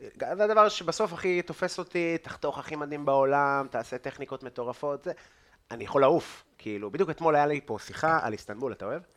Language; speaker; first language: Hebrew; native; Hebrew